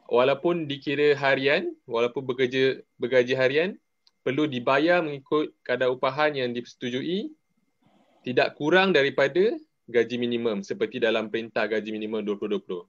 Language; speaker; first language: Malay; native; Malay